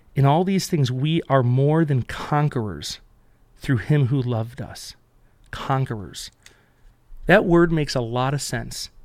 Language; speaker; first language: English; native; English